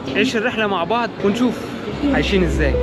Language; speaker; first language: Arabic; native; Arabic